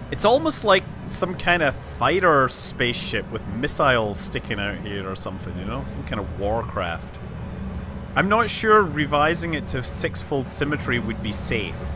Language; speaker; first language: English; native; English